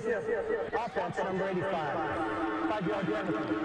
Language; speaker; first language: English; native; English